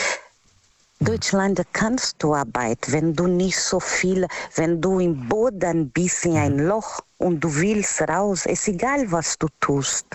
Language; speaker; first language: German; non-native, learner; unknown